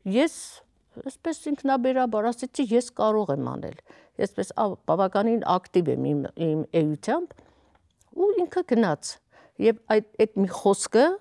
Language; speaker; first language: Armenian; native; Armenian